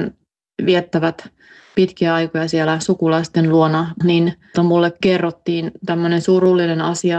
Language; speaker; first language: Finnish; native; Finnish